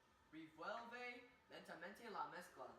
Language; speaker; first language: Spanish; non-native, learner; English